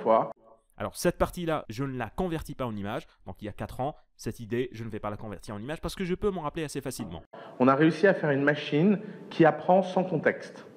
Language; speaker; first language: French; native; French